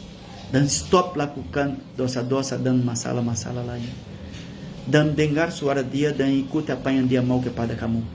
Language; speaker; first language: Indonesian; non-native, fluent; Portuguese